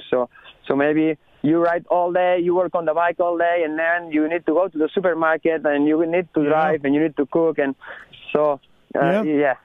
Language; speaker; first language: English; non-native, learner; Spanish